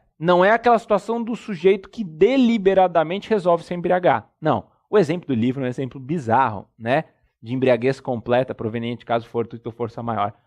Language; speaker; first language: Portuguese; native; Portuguese